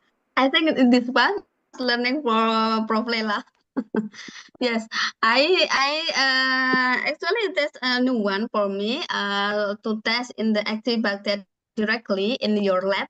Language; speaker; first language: English; non-native, learner; Indonesian